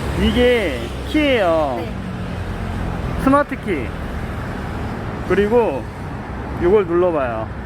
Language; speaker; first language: Korean; native; Korean